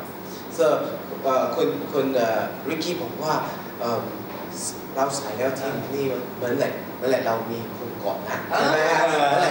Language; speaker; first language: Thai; non-native, learner; Chinese